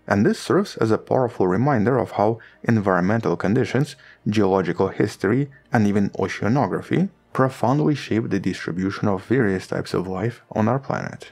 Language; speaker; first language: English; non-native, fluent; Russian